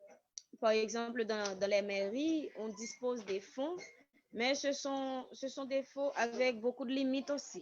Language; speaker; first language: French; non-native, local second language; Haitian Creole